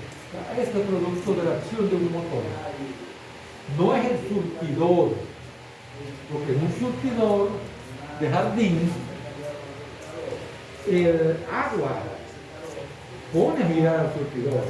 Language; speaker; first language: Spanish; native; Spanish